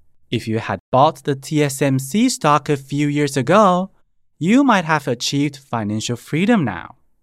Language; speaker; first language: English; non-native, fluent; Chinese